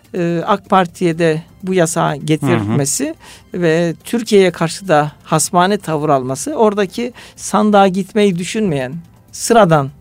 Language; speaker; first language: Turkish; native; Turkish